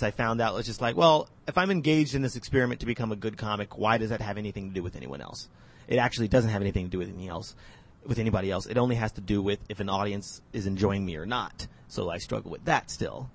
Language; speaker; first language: English; native; English